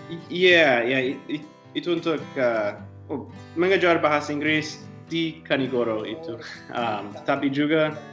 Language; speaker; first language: Indonesian; non-native, learner; English